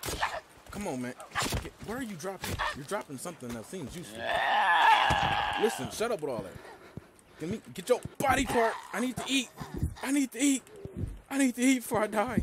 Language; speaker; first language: English; native; English